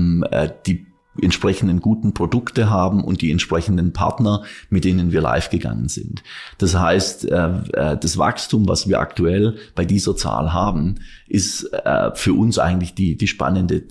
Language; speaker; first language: German; native; German